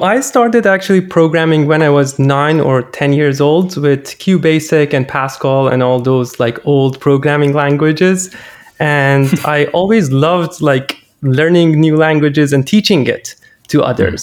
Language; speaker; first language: English; non-native, fluent; Persian